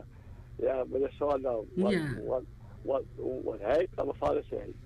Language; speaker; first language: Dutch; non-native, learner; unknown